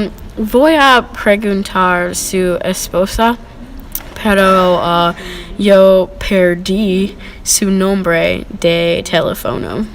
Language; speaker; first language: Spanish; non-native, learner; English